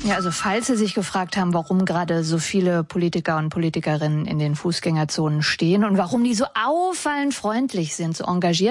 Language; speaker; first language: German; native; German